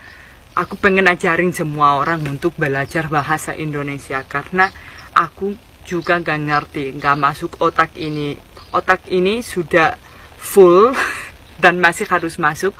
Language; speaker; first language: Indonesian; non-native, fluent; Spanish